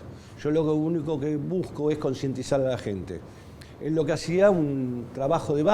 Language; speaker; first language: Spanish; native; Spanish